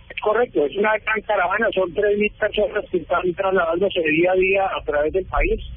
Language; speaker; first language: Spanish; native; Spanish